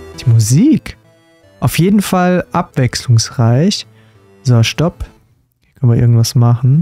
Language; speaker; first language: German; native; German